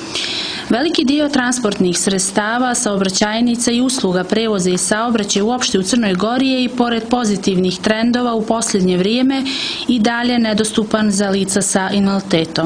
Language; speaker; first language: Croatian; native; Croatian